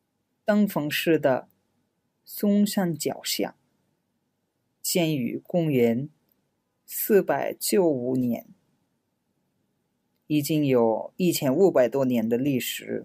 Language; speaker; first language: Chinese; non-native, fluent; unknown